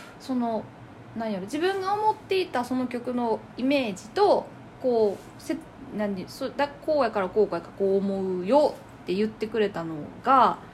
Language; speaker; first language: Japanese; native; Japanese